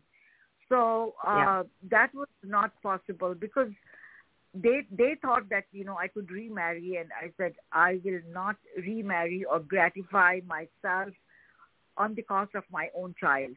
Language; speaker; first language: English; non-native, local second language; Hindi